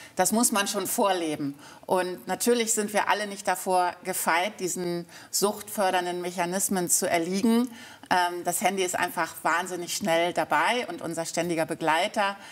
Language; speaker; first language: German; native; German